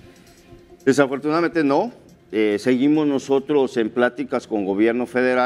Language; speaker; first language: Spanish; native; Spanish